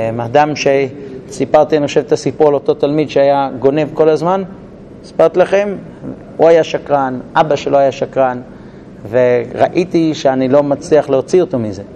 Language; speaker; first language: Hebrew; non-native, fluent; English